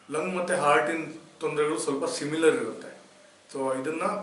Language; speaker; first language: Kannada; native; Kannada